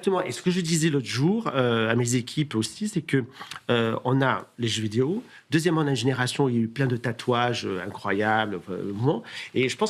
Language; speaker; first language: French; native; French